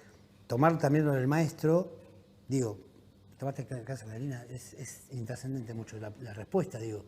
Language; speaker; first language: Spanish; native; Spanish